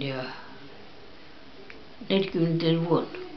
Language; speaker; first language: Finnish; early bilingual, heritage; Finnish